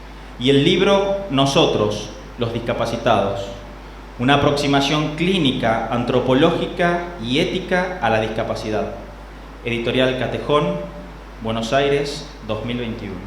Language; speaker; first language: Spanish; native; Spanish